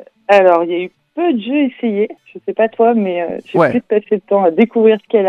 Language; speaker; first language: French; native; French